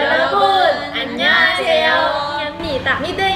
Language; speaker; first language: Korean; non-native, learner; Vietnamese